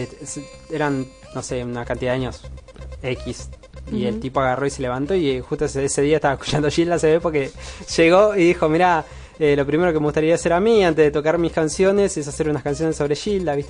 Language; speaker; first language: Spanish; native; Spanish